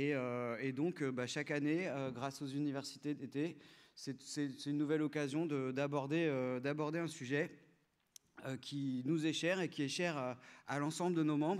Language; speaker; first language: French; native; French